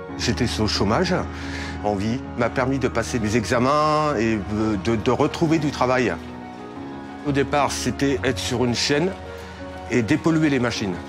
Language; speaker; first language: French; native; French